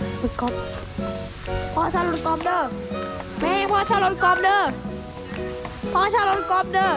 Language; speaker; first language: Thai; native; Thai